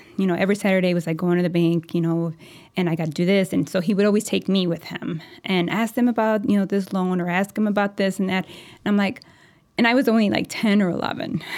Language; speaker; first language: English; early bilingual, other home language; Spanish